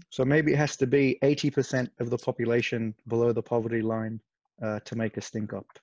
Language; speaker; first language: English; non-native, fluent; Arabic